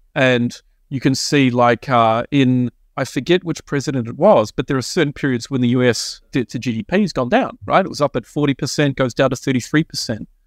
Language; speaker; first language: English; native; English